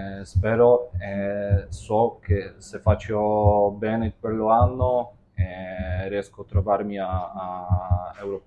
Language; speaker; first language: Italian; non-native, fluent; Polish